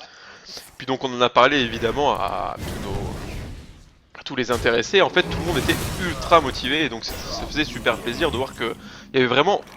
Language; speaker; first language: French; native; French